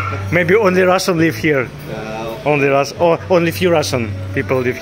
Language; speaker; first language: English; non-native, learner; Russian